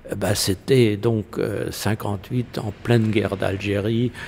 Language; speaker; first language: French; non-native, fluent; German